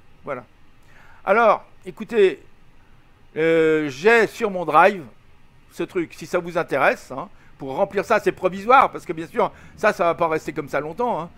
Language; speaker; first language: French; native; French